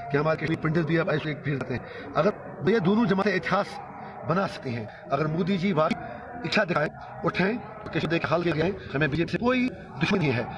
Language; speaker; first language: Urdu; non-native, local second language; Kashmiri